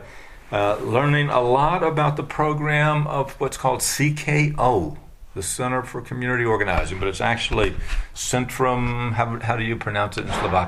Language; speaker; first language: English; native; English